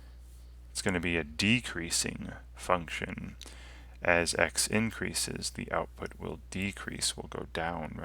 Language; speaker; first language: English; native; English